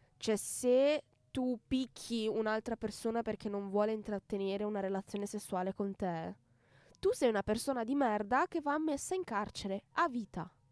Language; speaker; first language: Italian; native; Italian